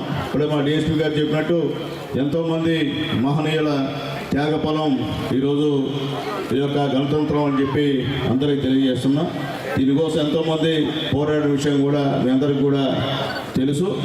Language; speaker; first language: Telugu; native; Telugu